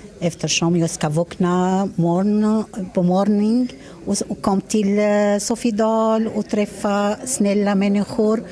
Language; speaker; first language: Swedish; non-native, learner; Arabic